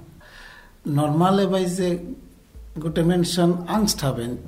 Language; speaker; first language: German; non-native, learner; Bangla